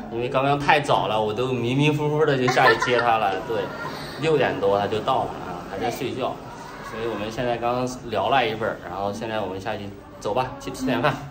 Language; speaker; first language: Chinese; native; Chinese